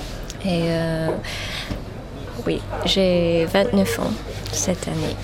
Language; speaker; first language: French; non-native, fluent; English